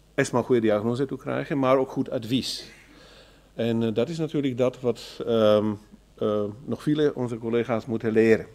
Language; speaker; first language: Dutch; non-native, fluent; German